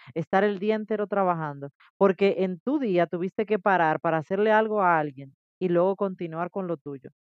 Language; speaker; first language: Spanish; native; Spanish